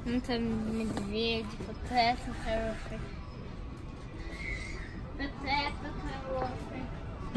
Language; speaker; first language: Russian; early bilingual, heritage; Russian